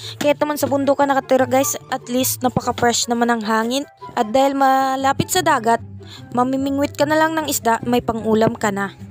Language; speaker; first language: Filipino; non-native, local second language; Cebuano